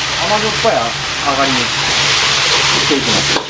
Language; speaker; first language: Japanese; native; Japanese